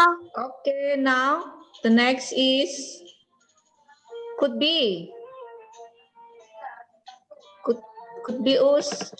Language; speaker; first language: English; non-native, learner; Indonesian